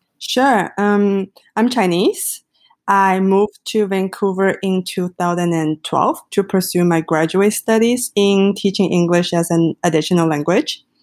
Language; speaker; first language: English; non-native, fluent; Chinese